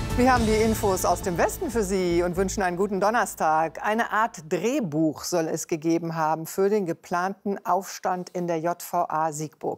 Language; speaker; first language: German; native; German